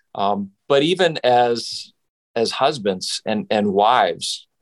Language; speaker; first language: English; native; English